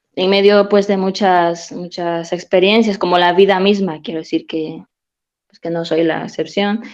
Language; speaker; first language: Spanish; native; Spanish